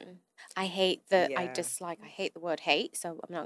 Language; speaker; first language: English; native; English